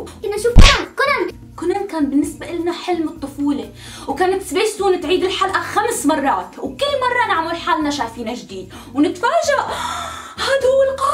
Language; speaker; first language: Arabic; native; Arabic